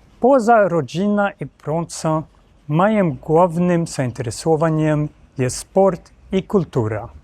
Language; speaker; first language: Polish; non-native, learner; Swedish